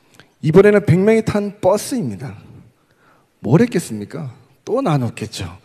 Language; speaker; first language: Korean; native; Korean